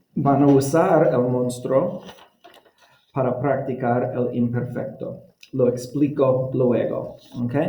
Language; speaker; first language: Spanish; non-native, fluent; English